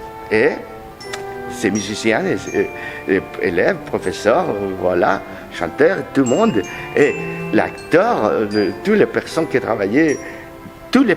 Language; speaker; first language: French; non-native, learner; Spanish